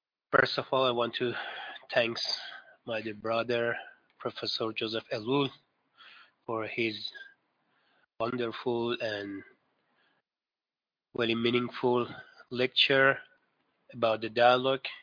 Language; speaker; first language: English; non-native, fluent; Persian